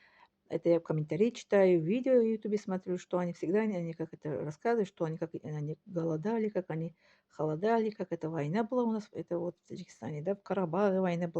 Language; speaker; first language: Russian; non-native, local second language; Tajik